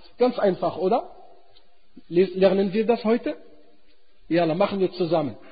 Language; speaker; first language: German; non-native, fluent; Arabic